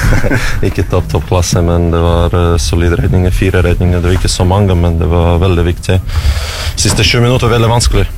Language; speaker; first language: Norwegian; non-native, learner; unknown